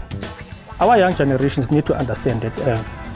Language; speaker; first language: English; non-native, local second language; Zulu